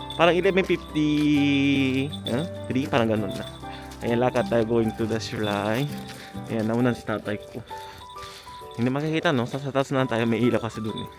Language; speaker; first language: Filipino; early bilingual, heritage; Japanese